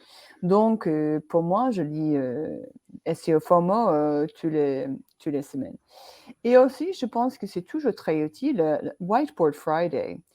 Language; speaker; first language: French; non-native, fluent; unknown